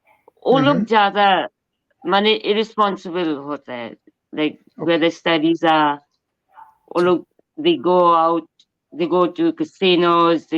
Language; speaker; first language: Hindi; non-native, local second language; Bangla